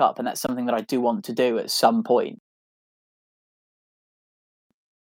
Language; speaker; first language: English; native; English